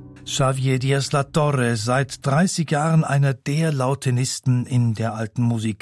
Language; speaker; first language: German; native; German